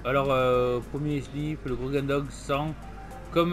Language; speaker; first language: French; native; French